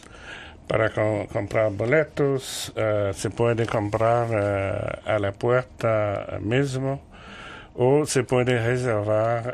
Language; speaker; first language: Spanish; non-native, learner; French